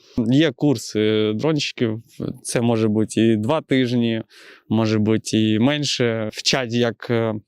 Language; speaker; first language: Ukrainian; native; Ukrainian